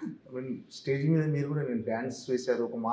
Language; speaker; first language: Telugu; native; Telugu